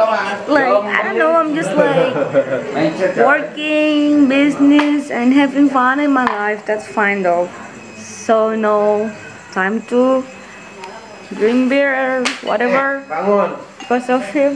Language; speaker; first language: English; non-native, fluent; Indonesian